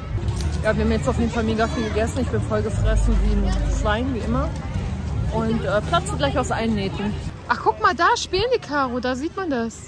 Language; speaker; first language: German; native; German